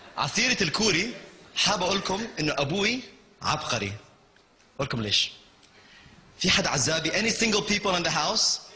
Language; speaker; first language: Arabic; non-native, local second language; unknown